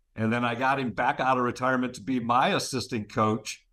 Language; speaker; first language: English; native; English